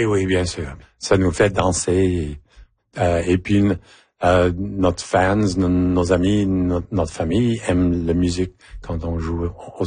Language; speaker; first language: French; non-native, local second language; English